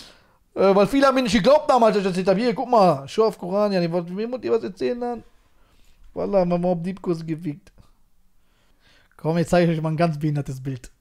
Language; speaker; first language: German; native; German